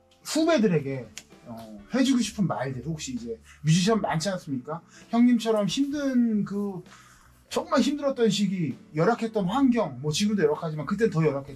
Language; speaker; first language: Korean; native; Korean